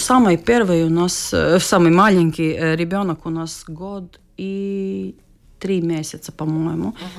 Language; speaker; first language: Russian; non-native, local second language; Latvian